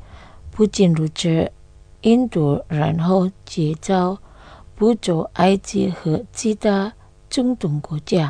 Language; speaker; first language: Chinese; non-native, learner; Indonesian